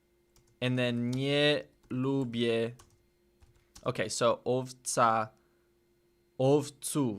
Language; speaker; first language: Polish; non-native, learner; English